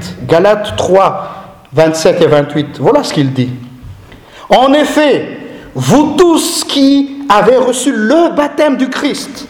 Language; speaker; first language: French; non-native, local second language; Malagasy